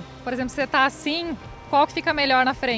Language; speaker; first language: Portuguese; native; Portuguese